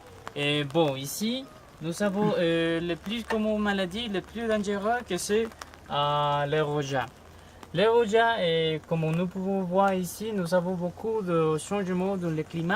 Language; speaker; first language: French; non-native, learner; Spanish